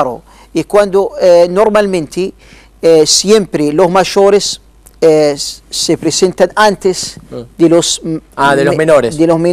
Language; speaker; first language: Spanish; non-native, learner; Arabic